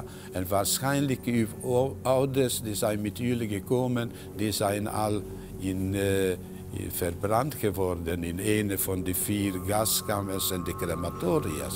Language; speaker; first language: Dutch; non-native, fluent; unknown